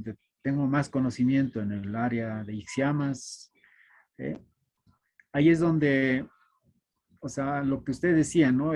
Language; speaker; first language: Spanish; native; Spanish